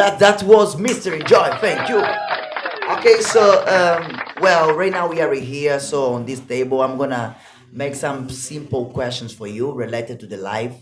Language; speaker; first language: English; non-native, learner; Portuguese